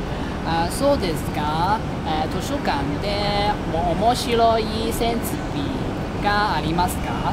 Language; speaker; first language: Japanese; non-native, learner; Cantonese